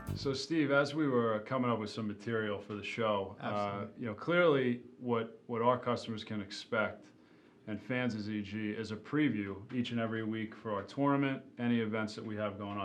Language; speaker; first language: English; native; English